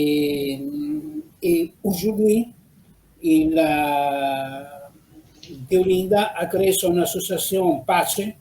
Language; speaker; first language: French; non-native, fluent; Italian